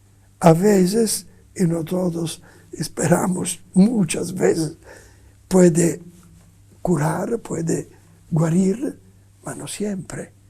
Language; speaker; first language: Spanish; non-native, fluent; Italian